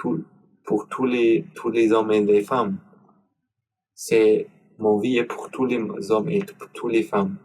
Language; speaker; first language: French; non-native, learner; German